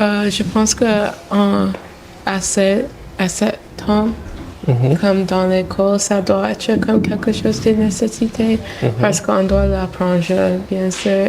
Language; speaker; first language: French; non-native, local second language; English